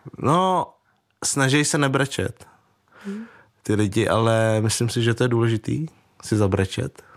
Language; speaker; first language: Czech; early bilingual, other home language; Vietnamese